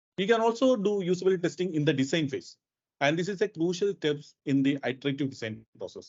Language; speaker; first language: English; non-native, local second language; Malayalam